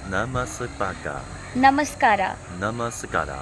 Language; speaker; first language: Kannada; non-native, learner; Chinese